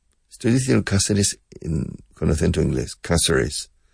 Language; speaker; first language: Spanish; non-native, fluent; English